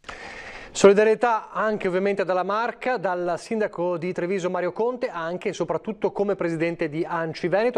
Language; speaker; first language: Italian; native; Italian